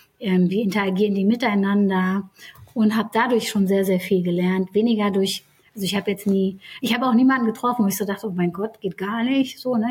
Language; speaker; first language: German; early bilingual, other home language; Turkish